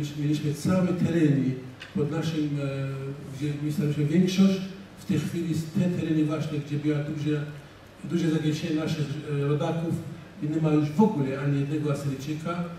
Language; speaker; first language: Polish; non-native, fluent; Assyrian Neo-Aramaic